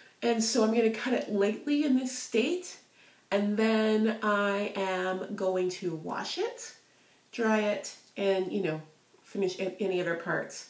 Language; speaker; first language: English; native; English